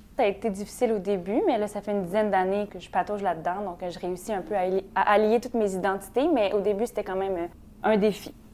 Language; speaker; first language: French; native; French